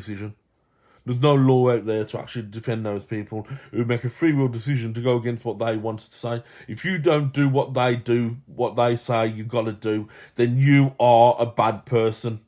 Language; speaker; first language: English; native; English